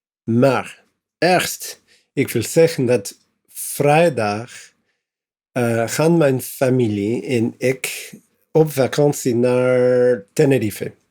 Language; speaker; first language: Dutch; non-native, learner; English